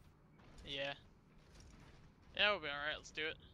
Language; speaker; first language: English; native; English